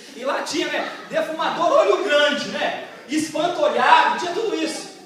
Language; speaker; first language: Portuguese; native; Portuguese